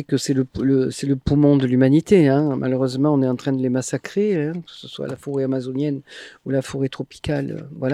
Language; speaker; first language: French; native; French